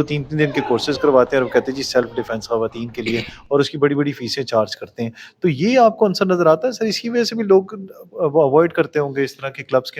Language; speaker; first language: Urdu; native; Urdu